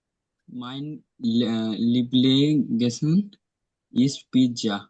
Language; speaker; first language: German; non-native, learner; Bangla